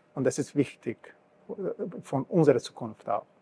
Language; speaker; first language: German; non-native, learner; Persian